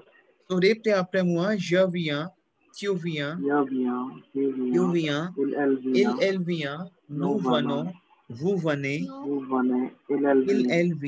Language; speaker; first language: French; non-native, fluent; Hindi